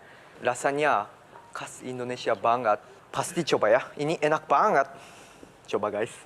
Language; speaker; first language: Indonesian; early bilingual, heritage; Japanese